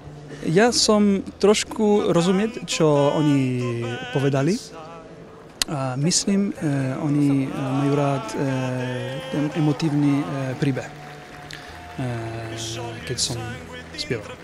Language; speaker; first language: Slovak; non-native, learner; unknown